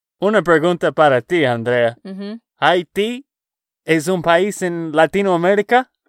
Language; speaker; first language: Spanish; non-native, learner; English